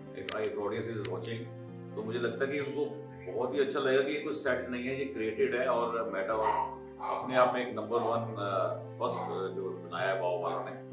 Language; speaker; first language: Hindi; non-native, local second language; Punjabi